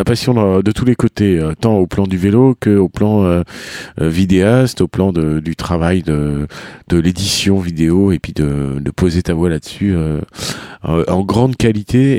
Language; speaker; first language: French; native; French